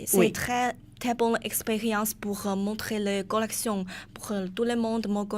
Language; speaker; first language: French; non-native, learner; Chinese